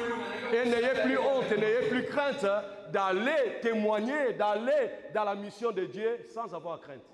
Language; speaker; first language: French; non-native, local second language; Lingala